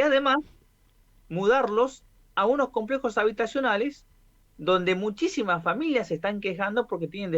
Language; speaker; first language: Spanish; native; Spanish